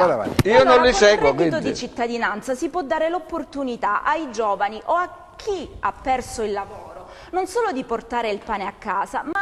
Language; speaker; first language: Italian; native; Italian